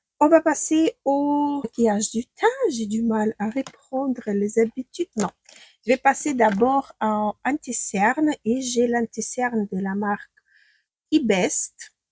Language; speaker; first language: French; non-native, fluent; Ukrainian